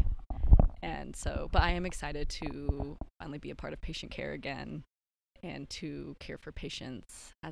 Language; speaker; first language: English; native; English